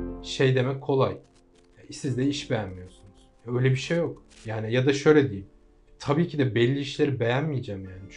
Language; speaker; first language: Turkish; native; Turkish